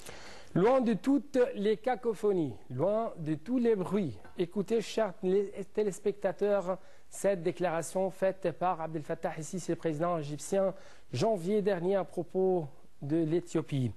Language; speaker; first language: French; non-native, fluent; Arabic